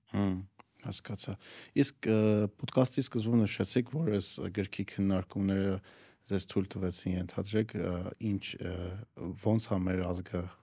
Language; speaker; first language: Armenian; native; Armenian